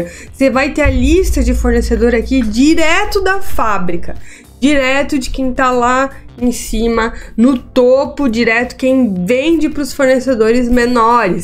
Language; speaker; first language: Portuguese; native; Portuguese